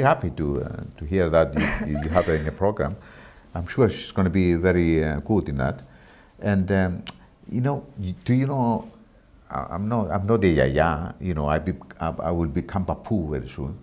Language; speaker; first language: English; non-native, fluent; Greek